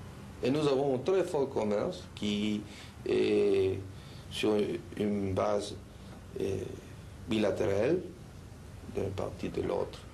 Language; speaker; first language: French; non-native, fluent; Spanish